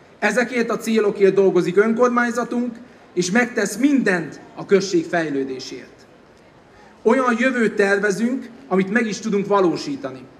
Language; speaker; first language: Hungarian; native; Hungarian